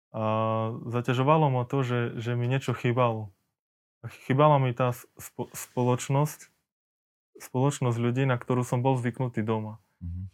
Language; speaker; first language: Slovak; native; Slovak